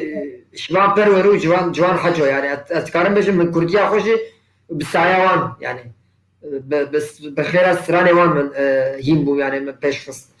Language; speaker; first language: Kurdish; non-native, local second language; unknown